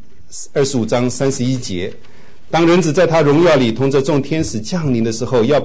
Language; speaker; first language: Chinese; native; Chinese